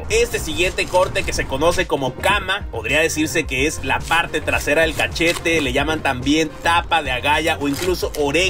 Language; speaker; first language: Spanish; native; Spanish